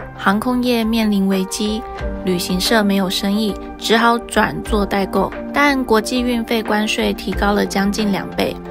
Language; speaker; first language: Chinese; native; Chinese